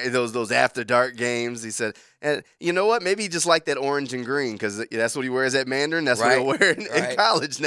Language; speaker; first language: English; native; English